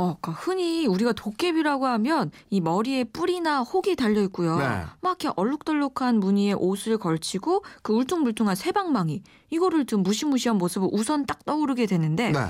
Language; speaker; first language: Korean; native; Korean